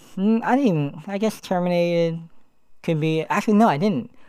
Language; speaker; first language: English; native; English